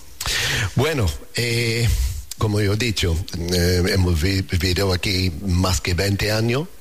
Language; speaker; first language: Spanish; non-native, learner; English